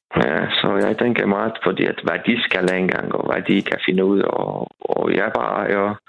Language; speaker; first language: Danish; non-native, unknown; Estonian